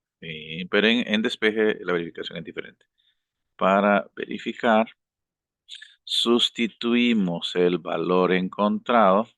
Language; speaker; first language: Spanish; native; Spanish